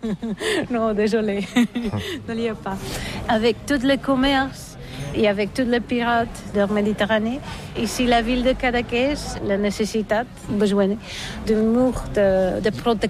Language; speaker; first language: French; non-native, learner; Catalan